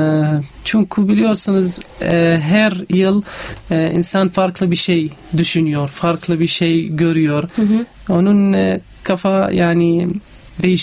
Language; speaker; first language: Turkish; non-native, learner; Arabic